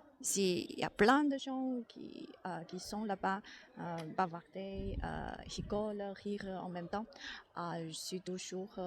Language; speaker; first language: French; non-native, learner; Chinese